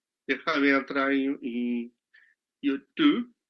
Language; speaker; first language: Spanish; non-native, learner; Portuguese